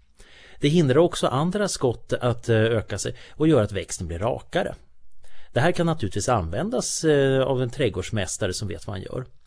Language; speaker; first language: Swedish; native; Swedish